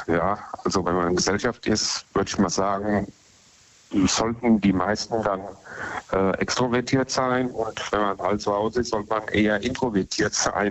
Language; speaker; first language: German; native; German